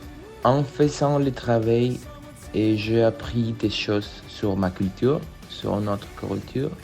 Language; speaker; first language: French; non-native, learner; Spanish